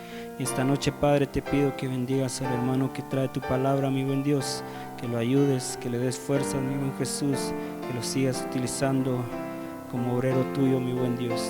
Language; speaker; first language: Spanish; native; Spanish